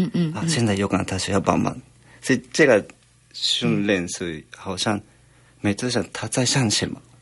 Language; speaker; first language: Chinese; non-native, fluent; Japanese